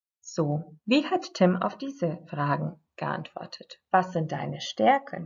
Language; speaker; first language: German; non-native, fluent; Croatian